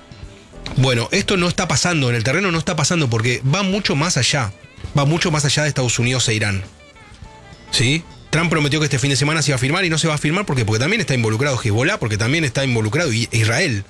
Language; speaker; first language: Spanish; native; Spanish